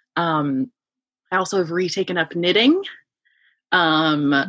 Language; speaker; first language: English; early bilingual, other home language; Yoruba